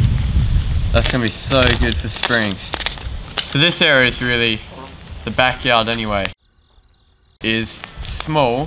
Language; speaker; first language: English; native; English